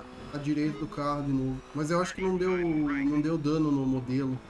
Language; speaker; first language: Portuguese; native; Portuguese